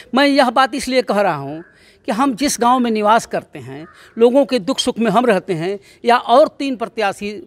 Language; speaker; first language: Hindi; native; Hindi